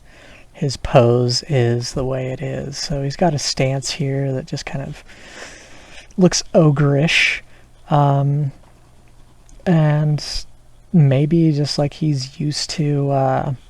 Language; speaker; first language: English; native; English